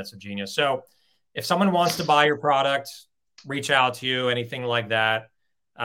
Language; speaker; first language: English; native; English